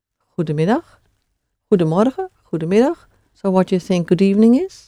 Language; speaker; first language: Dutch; non-native, fluent; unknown